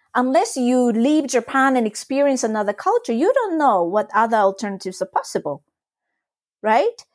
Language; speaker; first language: English; non-native, fluent; Japanese